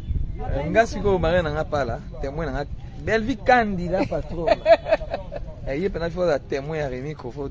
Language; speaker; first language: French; non-native, local second language; Lingala